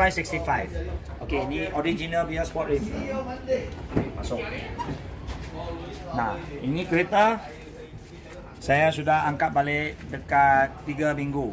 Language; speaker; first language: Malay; non-native, local second language; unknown